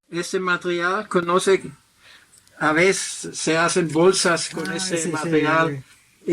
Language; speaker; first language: Spanish; non-native, learner; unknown